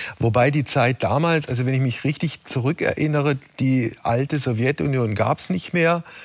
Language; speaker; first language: German; native; German